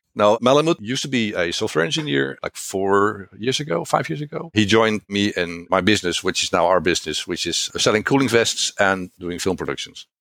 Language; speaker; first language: English; non-native, fluent; Dutch